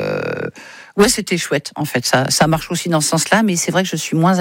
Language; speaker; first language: French; native; French